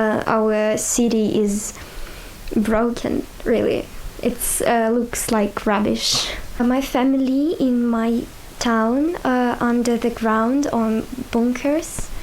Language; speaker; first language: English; non-native, learner; Ukrainian